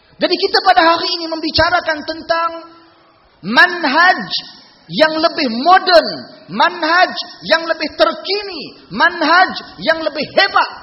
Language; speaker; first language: Malay; native; Malay